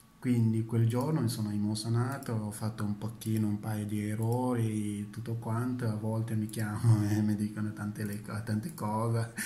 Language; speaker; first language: Italian; non-native, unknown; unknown